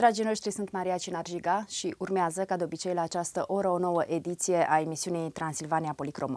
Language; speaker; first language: Romanian; native; Romanian